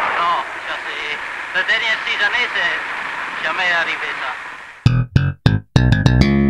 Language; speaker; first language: French; non-native, local second language; Dutch